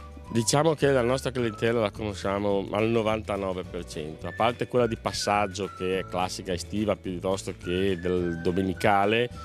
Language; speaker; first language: Italian; native; Italian